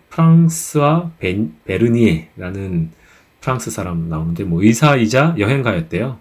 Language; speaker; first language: Korean; native; Korean